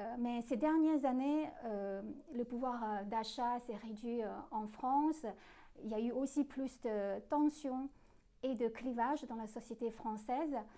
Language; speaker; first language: French; non-native, fluent; Chinese